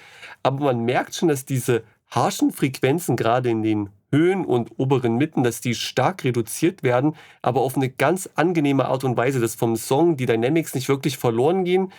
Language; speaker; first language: German; native; German